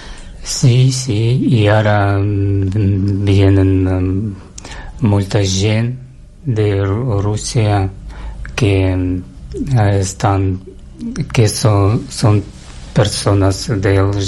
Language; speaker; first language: Catalan; non-native, learner; Russian